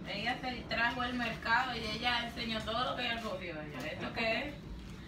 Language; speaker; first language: Spanish; native; Spanish